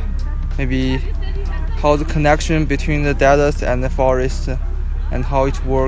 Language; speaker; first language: English; non-native, learner; Chinese